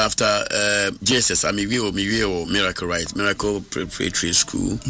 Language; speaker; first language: English; non-native, local second language; Akan